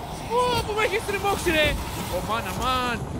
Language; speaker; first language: Greek; native; Greek